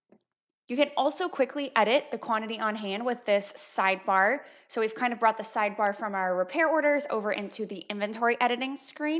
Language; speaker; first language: English; native; English